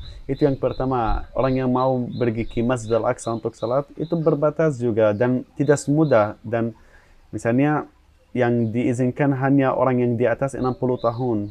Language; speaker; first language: Indonesian; non-native, fluent; Arabic